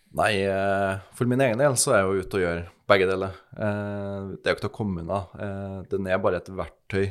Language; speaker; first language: Norwegian; native; Norwegian